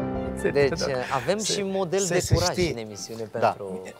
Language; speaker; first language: Romanian; native; Romanian